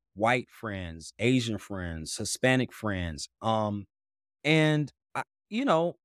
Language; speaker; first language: English; native; English